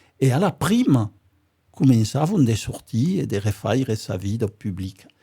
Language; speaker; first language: Occitan; native; Occitan